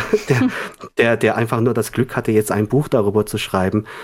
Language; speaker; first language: German; early bilingual, other home language; Korean